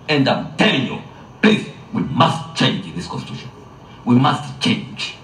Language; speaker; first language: English; non-native, local second language; Swahili